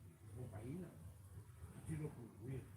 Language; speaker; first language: Spanish; non-native, learner; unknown